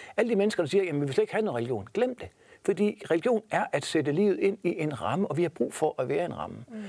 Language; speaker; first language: Danish; native; Danish